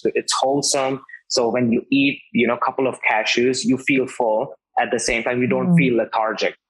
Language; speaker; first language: English; non-native, local second language; Hindi